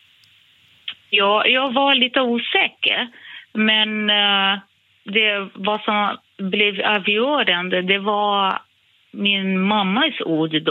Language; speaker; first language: Swedish; non-native, fluent; Portuguese